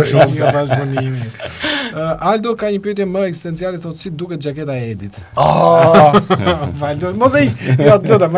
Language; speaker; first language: Albanian; native; Albanian